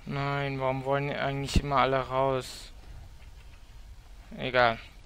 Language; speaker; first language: German; native; German